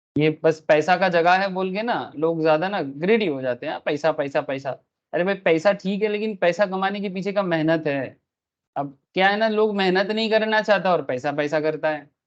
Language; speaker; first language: Hindi; non-native, local second language; Bangla